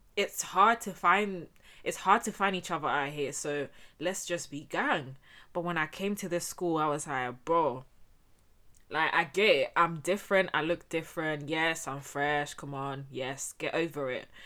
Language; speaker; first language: English; early bilingual, heritage; Spanish